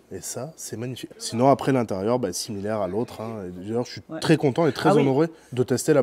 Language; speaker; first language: French; native; French